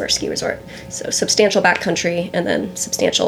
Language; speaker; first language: English; native; English